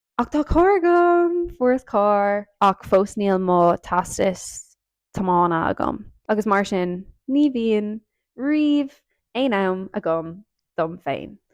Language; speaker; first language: Irish; non-native, local second language; English